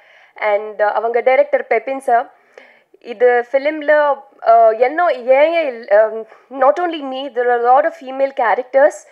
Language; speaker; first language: Tamil; non-native, learner; Telugu